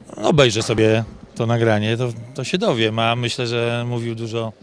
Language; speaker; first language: Polish; native; Polish